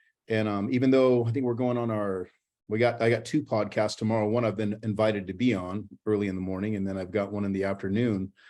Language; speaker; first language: English; native; English